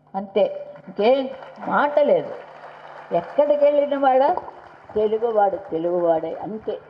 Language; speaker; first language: Telugu; native; Telugu